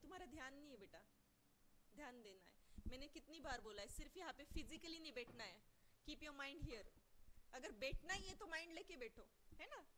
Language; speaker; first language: Hindi; non-native, local second language; Marathi